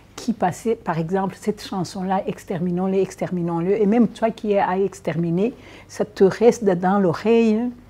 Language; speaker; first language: French; non-native, local second language; Kinyarwanda